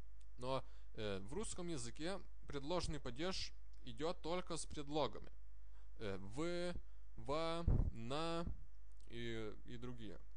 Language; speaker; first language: Russian; non-native, fluent; Lithuanian